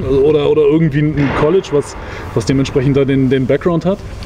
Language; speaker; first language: German; native; German